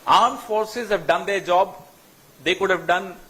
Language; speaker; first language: English; non-native, local second language; Hindi